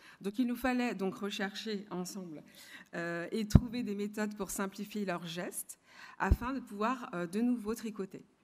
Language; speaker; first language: French; native; French